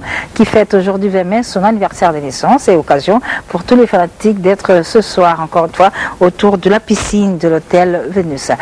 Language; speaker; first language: French; non-native, local second language; Lingala